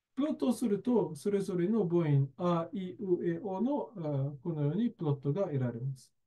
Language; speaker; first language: Japanese; native; Japanese